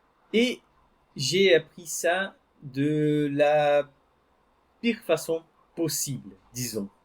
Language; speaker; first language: French; non-native, fluent; Portuguese